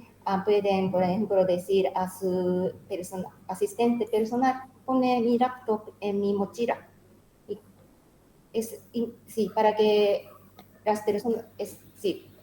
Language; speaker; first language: Spanish; non-native, learner; Japanese